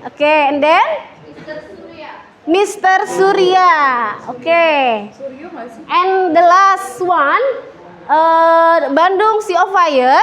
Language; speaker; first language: English; non-native, fluent; Indonesian